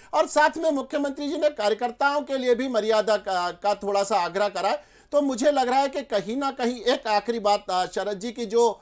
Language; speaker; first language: Hindi; native; Hindi